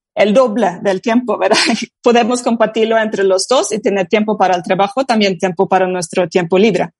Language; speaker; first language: Spanish; non-native, fluent; Norwegian